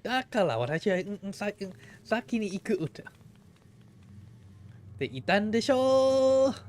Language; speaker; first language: Japanese; non-native, fluent; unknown